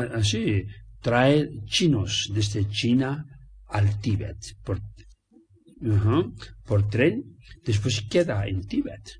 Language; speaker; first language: Spanish; non-native, learner; Tibetan